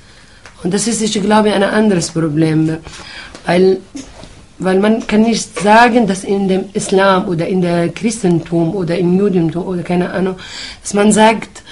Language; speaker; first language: German; non-native, fluent; Arabic